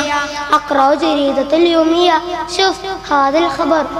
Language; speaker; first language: Arabic; non-native, learner; Malayalam